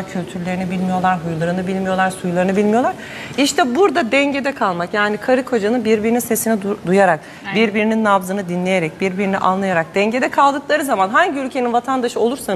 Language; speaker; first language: Turkish; native; Turkish